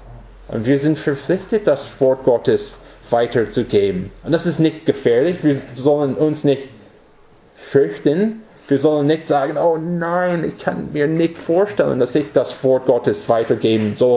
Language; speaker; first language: German; non-native, fluent; English